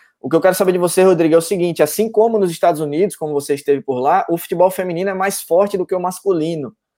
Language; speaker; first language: Portuguese; native; Portuguese